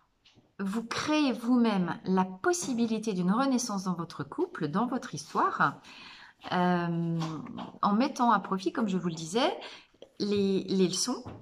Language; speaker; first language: French; native; French